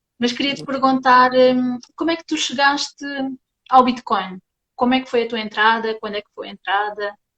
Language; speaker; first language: Portuguese; native; Portuguese